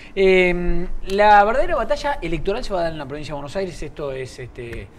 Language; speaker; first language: Spanish; native; Spanish